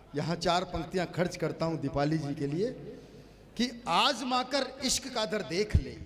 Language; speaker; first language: Hindi; native; Hindi